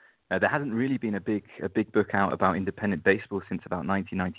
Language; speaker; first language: English; native; English